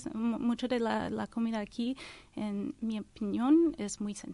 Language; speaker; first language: Spanish; non-native, learner; English